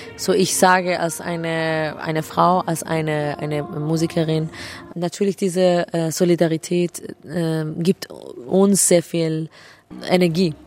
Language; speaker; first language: German; non-native, fluent; Persian